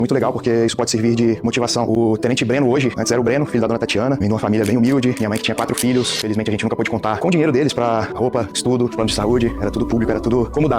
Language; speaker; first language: Portuguese; native; Portuguese